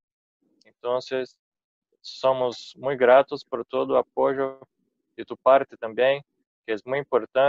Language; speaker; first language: Spanish; non-native, fluent; Portuguese